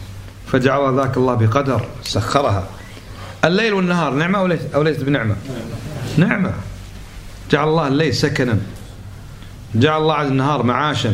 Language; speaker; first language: Arabic; native; Arabic